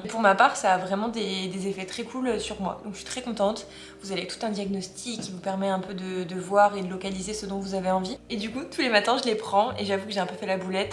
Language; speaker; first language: French; native; French